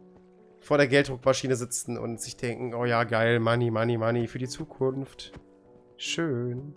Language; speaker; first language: German; native; German